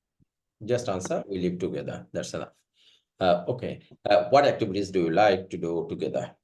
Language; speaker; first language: English; non-native, fluent; Bangla